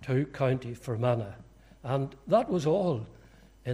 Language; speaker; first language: English; native; English